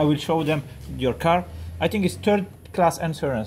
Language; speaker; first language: English; non-native, learner; French